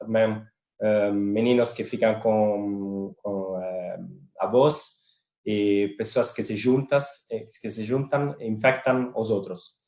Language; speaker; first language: Portuguese; non-native, fluent; Italian